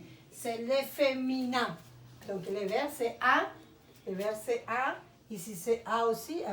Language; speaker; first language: French; non-native, fluent; Spanish